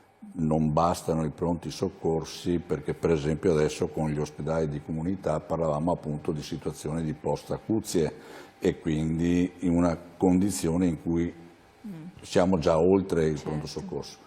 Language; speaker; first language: Italian; native; Italian